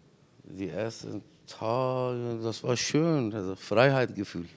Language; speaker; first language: German; non-native, fluent; Persian